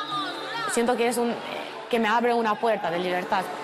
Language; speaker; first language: Spanish; non-native, fluent; Albanian